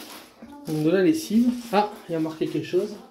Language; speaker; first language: French; native; French